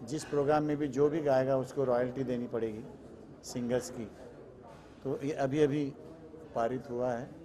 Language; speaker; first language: Hindi; non-native, local second language; Marathi